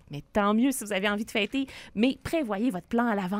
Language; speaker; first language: French; native; French